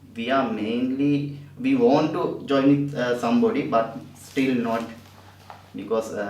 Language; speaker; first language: English; non-native, local second language; Sinhala